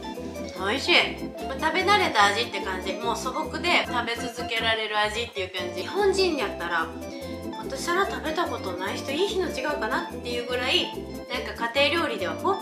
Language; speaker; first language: Japanese; native; Japanese